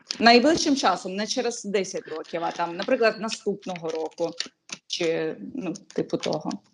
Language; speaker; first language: Ukrainian; native; Ukrainian